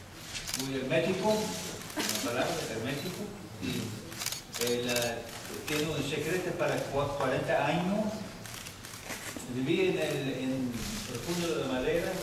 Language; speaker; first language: Spanish; non-native, learner; English